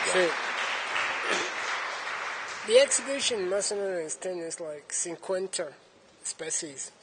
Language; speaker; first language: Spanish; non-native, learner; English